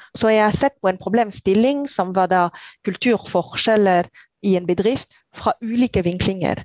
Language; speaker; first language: Norwegian; non-native, fluent; French